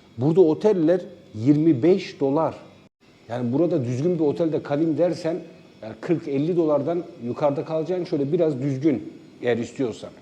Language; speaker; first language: Turkish; native; Turkish